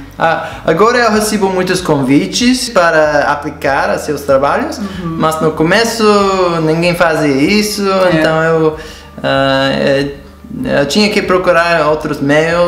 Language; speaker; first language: Portuguese; non-native, fluent; English